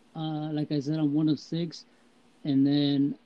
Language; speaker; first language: English; early bilingual, heritage; Spanish